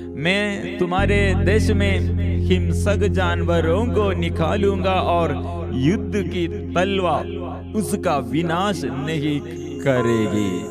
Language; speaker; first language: Hindi; non-native, local second language; Malayalam